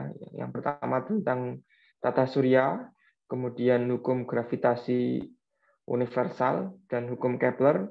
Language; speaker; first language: Indonesian; native; Indonesian